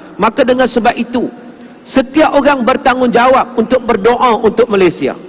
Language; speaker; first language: Malay; native; Malay